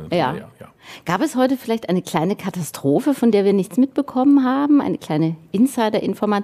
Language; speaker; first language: German; native; German